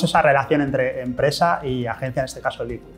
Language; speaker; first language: Spanish; native; Spanish